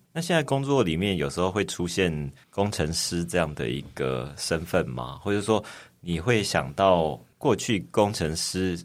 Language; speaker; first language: Chinese; native; Chinese